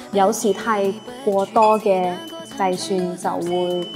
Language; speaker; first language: Cantonese; non-native, fluent; Chinese